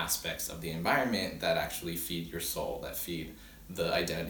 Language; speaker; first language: English; early bilingual, other home language; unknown